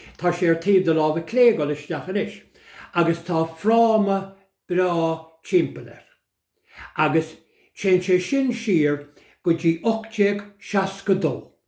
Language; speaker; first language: Irish; native; Irish